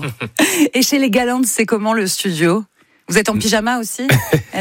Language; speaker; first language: French; native; French